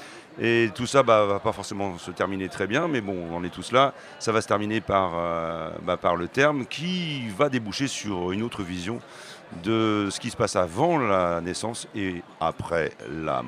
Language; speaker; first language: French; native; French